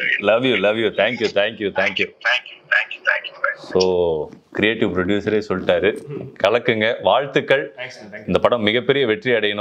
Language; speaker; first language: Tamil; native; Tamil